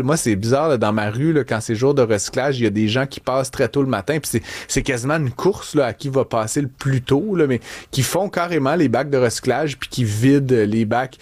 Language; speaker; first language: French; native; French